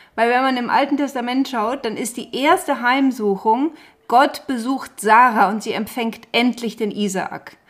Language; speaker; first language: German; native; German